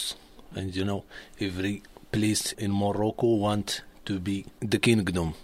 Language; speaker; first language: English; non-native, learner; Arabic